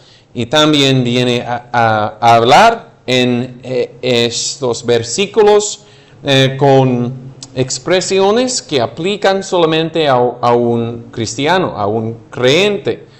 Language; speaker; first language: Spanish; non-native, fluent; English